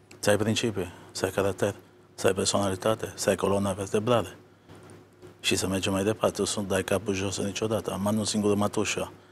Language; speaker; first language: Romanian; non-native, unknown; Italian